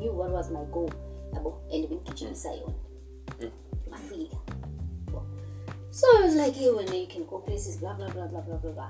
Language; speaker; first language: English; non-native, local second language; Zulu